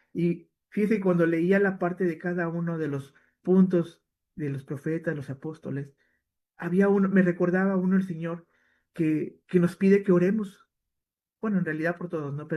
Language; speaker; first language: Spanish; native; Spanish